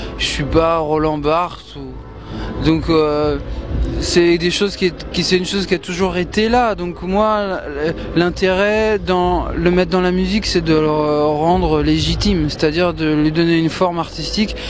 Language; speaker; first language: French; native; French